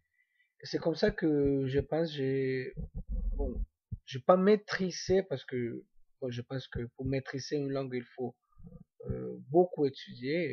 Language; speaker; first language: French; non-native, fluent; Spanish